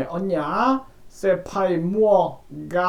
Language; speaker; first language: Vietnamese; non-native, learner; Korean